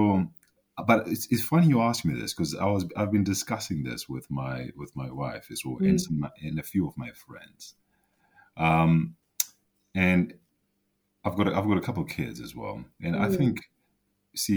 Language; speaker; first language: English; non-native, local second language; Shona